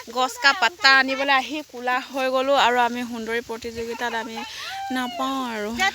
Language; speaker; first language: Assamese; non-native, local second language; Mising